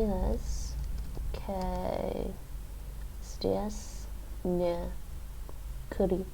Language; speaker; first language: Russian; non-native, learner; English